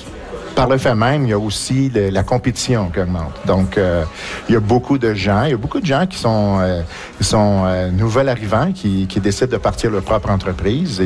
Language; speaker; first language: French; native; French